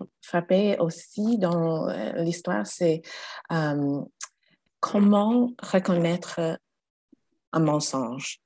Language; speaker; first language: French; non-native, fluent; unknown